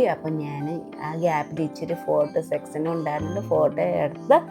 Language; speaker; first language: Malayalam; non-native, fluent; Nepali